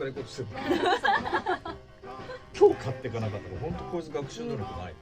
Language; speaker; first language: Japanese; native; Japanese